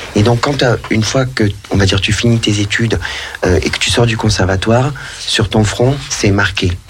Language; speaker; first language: French; native; French